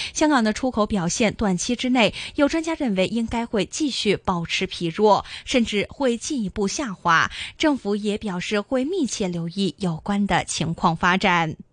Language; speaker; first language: Chinese; non-native, local second language; Cantonese